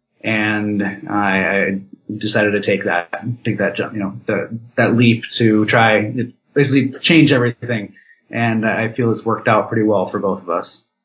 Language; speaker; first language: English; native; English